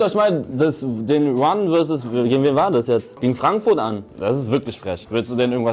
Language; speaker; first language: German; native; German